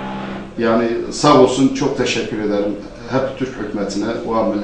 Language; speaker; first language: Turkish; non-native, fluent; Arabic